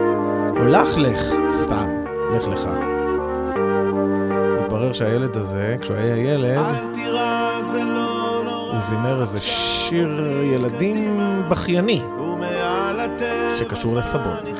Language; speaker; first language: Hebrew; native; Hebrew